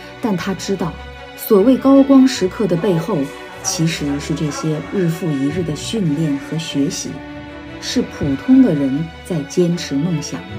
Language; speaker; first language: Chinese; native; Chinese